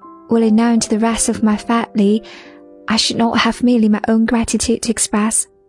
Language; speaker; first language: English; non-native, fluent; Chinese